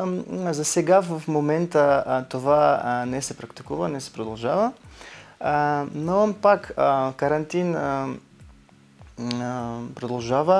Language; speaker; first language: Bulgarian; non-native, learner; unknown